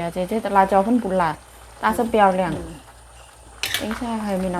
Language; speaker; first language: Chinese; non-native, learner; Javanese